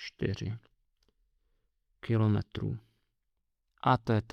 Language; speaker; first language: Czech; native; Czech